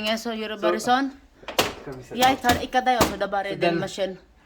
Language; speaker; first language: Norwegian; non-native, learner; Filipino